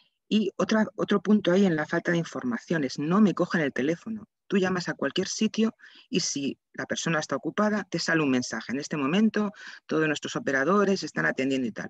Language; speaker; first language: Spanish; native; Spanish